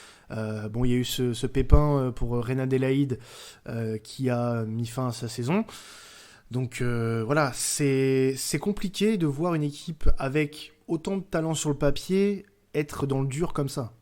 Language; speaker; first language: French; native; French